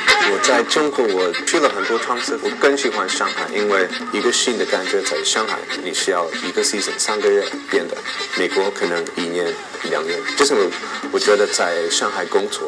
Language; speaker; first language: Chinese; non-native, learner; English